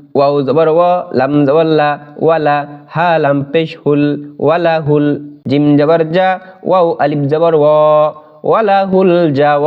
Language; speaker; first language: Bangla; native; Bangla